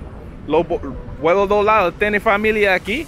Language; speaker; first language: Spanish; non-native, learner; English